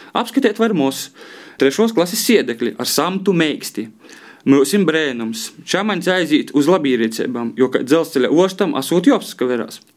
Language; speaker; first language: Latvian; native; Latvian